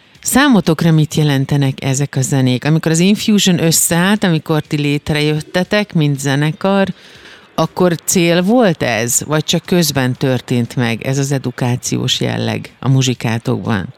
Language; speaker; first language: Hungarian; native; Hungarian